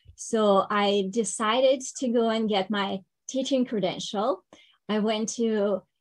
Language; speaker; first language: English; non-native, fluent; Ukrainian